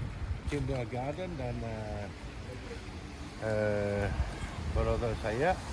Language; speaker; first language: Indonesian; non-native, learner; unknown